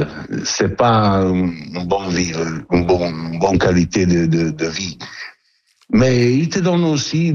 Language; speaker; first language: French; non-native, fluent; Italian